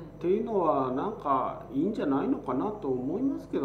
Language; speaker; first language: Japanese; native; Japanese